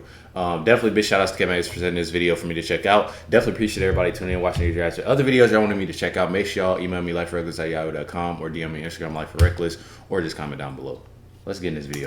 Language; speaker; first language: English; native; English